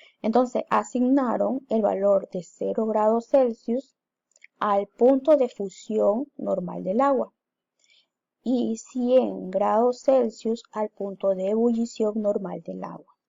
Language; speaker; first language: Spanish; native; Spanish